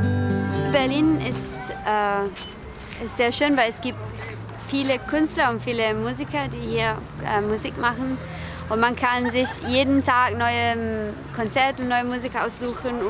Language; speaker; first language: German; non-native, fluent; Italian